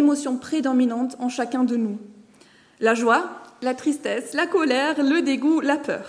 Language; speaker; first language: French; non-native, fluent; German